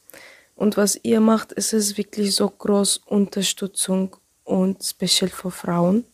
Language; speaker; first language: German; non-native, learner; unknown